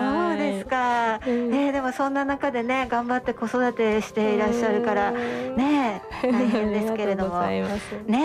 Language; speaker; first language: Japanese; native; Japanese